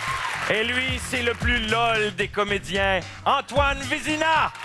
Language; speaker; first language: French; native; French